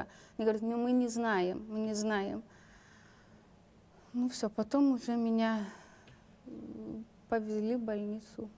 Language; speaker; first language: Russian; non-native, local second language; Lithuanian